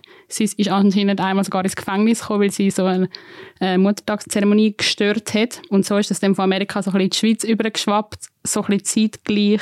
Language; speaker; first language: German; native; German